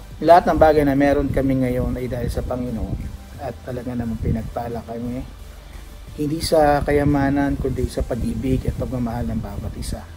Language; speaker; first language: Filipino; native; Filipino